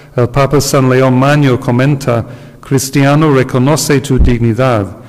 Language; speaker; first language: Spanish; non-native, fluent; English